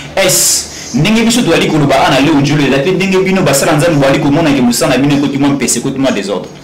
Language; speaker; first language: Lingala; native; Lingala